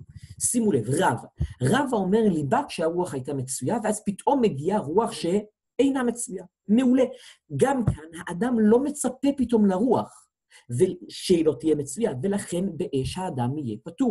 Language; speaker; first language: Hebrew; native; Hebrew